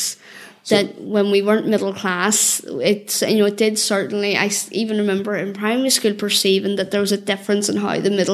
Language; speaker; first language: English; native; English